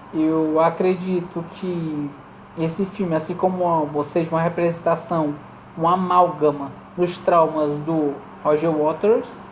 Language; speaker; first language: Portuguese; native; Portuguese